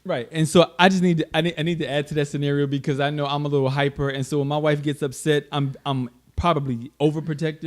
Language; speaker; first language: English; native; English